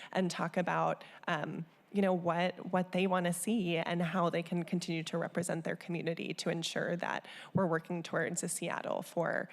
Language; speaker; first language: English; native; English